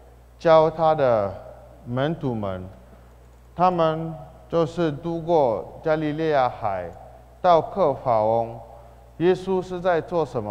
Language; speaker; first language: Chinese; non-native, fluent; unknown